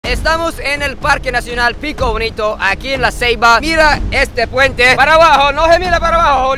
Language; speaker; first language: Spanish; non-native, fluent; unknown